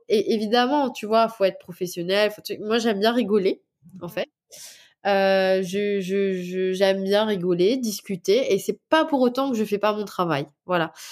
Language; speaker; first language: French; non-native, local second language; Morisyen